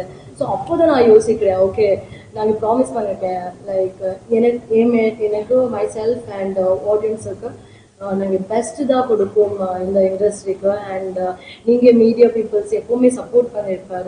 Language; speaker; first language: Tamil; non-native, learner; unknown